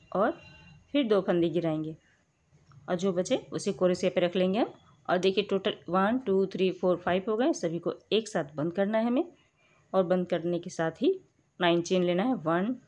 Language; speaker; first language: Hindi; native; Hindi